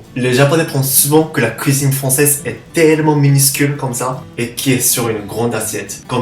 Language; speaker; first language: French; non-native, learner; Japanese